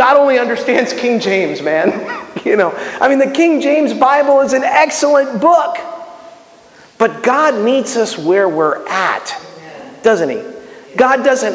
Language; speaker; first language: English; native; English